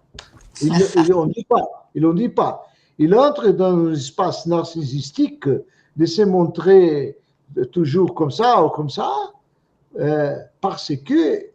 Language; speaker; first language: French; non-native, fluent; Portuguese